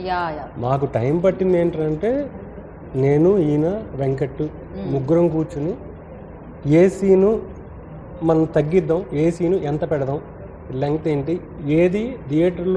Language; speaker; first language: Telugu; native; Telugu